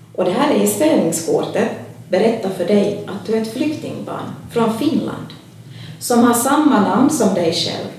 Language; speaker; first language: Swedish; native; Swedish